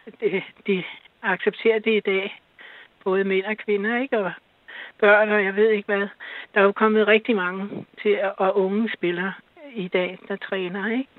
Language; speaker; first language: Danish; native; Danish